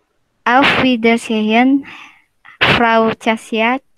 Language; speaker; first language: German; non-native, learner; Indonesian